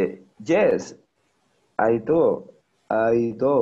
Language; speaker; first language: English; non-native, learner; Spanish